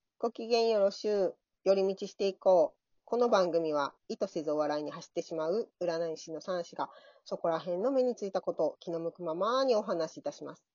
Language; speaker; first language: Japanese; native; Japanese